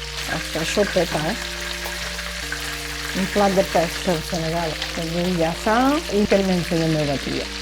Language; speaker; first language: Catalan; non-native, fluent; Fula